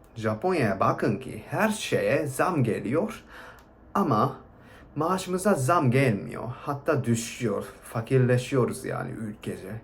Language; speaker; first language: Turkish; non-native, fluent; Japanese